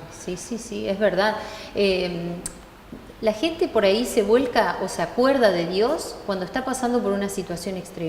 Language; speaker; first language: Spanish; native; Spanish